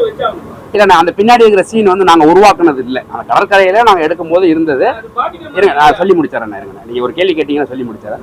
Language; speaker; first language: Tamil; native; Tamil